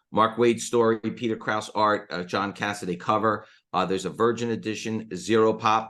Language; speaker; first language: English; native; English